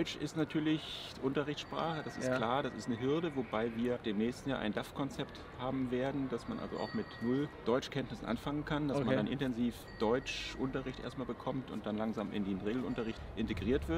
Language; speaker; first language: German; native; German